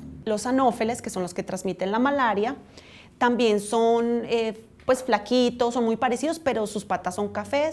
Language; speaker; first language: Spanish; native; Spanish